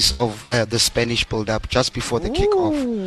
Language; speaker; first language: English; non-native, local second language; Zulu